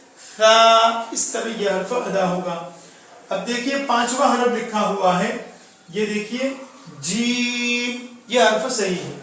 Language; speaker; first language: Urdu; non-native, local second language; Gujarati